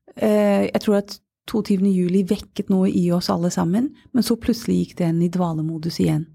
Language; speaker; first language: Norwegian; non-native, fluent; English